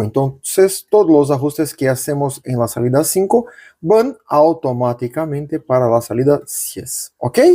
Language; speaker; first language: Spanish; non-native, local second language; Portuguese